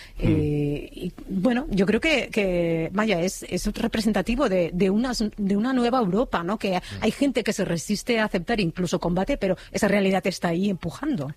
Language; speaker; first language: Spanish; native; Spanish